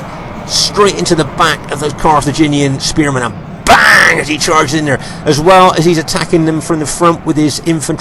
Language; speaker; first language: English; native; English